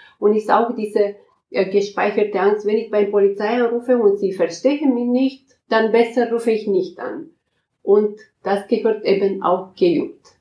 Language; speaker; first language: German; non-native, fluent; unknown